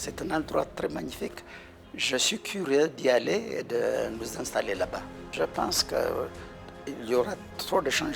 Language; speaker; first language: French; non-native, fluent; Amharic